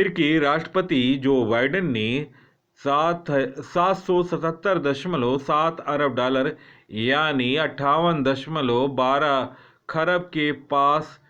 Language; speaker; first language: Hindi; native; Hindi